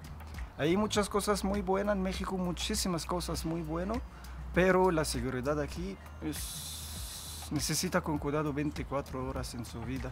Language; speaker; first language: Spanish; non-native, learner; Arabic